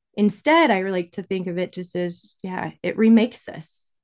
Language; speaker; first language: English; native; English